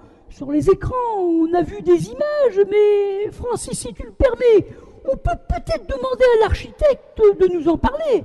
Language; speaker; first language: French; native; French